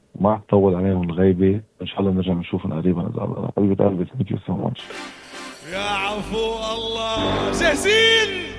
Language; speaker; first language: Arabic; native; Arabic